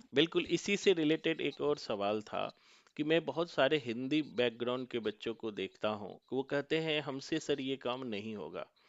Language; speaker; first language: Hindi; native; Hindi